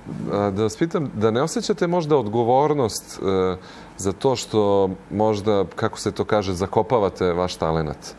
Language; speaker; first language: Croatian; native; Croatian